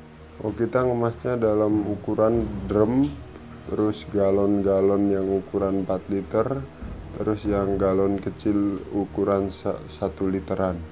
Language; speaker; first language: Indonesian; native; Indonesian